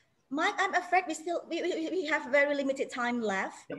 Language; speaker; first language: English; non-native, fluent; Indonesian